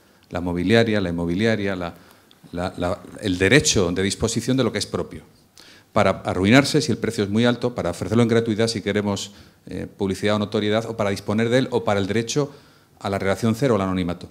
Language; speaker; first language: Spanish; native; Spanish